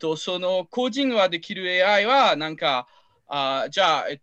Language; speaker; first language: Japanese; non-native, learner; French